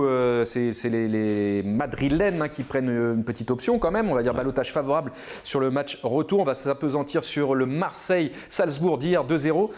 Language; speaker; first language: French; native; French